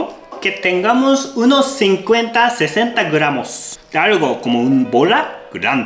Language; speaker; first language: Spanish; non-native, fluent; Japanese